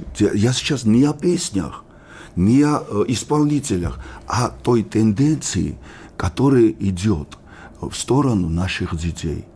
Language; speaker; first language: Russian; non-native, local second language; Georgian